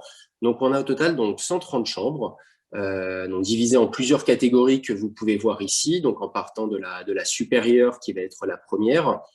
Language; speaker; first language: French; native; French